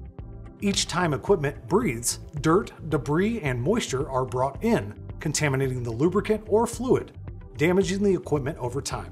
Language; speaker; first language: English; native; English